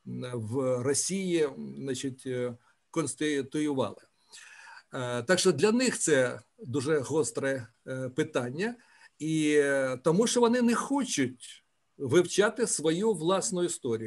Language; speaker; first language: Ukrainian; native; Ukrainian